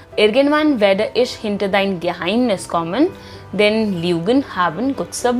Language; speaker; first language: German; non-native, fluent; Hindi